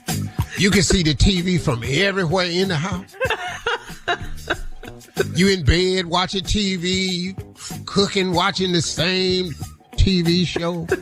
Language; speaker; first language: English; native; English